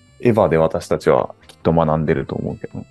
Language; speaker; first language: Japanese; native; Japanese